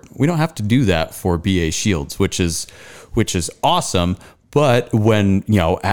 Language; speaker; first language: English; native; English